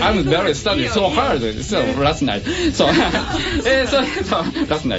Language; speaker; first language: English; non-native, learner; Japanese